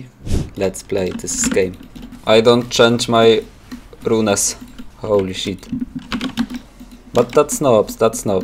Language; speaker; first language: English; non-native, learner; Polish